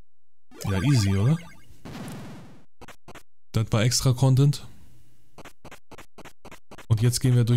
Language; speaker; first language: German; native; German